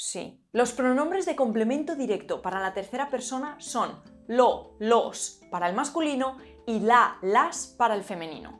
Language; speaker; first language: Spanish; native; Spanish